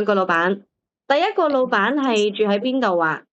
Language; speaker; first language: Cantonese; native; Cantonese